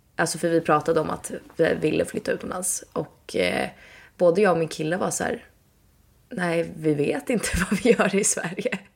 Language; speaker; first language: Swedish; native; Swedish